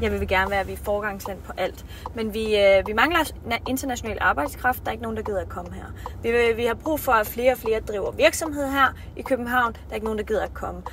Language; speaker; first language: Danish; early bilingual, other home language; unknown